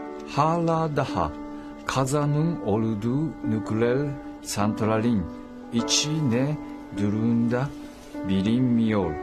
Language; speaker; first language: Turkish; non-native, learner; Japanese